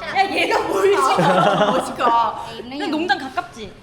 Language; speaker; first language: Korean; native; Korean